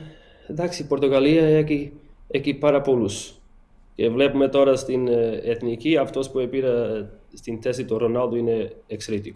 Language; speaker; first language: Greek; non-native, learner; Portuguese